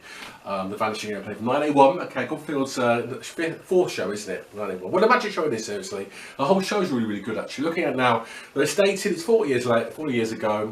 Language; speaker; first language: English; native; English